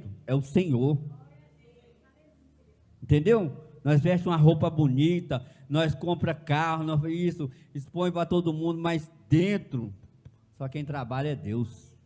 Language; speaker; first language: Portuguese; native; Portuguese